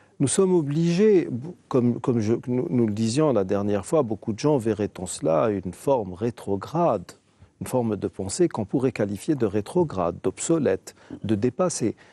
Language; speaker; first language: French; non-native, local second language; Arabic